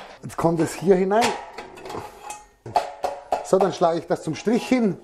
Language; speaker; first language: German; native; German